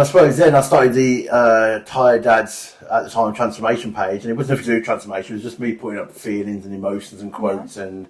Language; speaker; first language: English; native; English